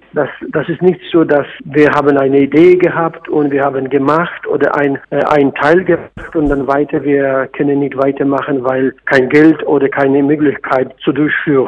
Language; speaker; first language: German; non-native, fluent; Polish